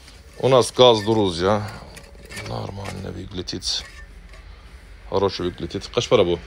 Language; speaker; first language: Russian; non-native, learner; Turkish